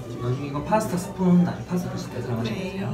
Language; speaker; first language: Korean; native; Korean